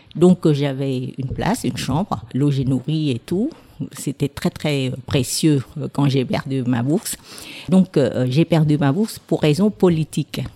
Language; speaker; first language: French; non-native, fluent; Vietnamese